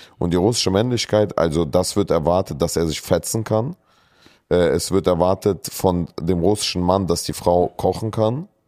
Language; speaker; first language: German; early bilingual, other home language; Russian